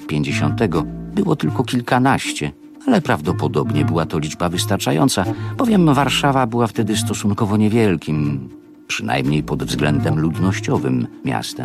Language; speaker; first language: Polish; native; Polish